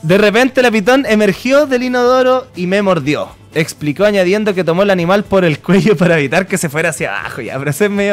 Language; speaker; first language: Spanish; native; Spanish